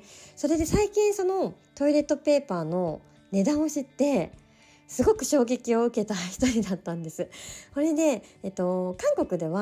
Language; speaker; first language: Japanese; native; Japanese